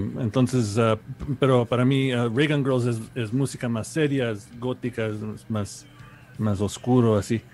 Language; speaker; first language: Spanish; early bilingual, heritage; Spanish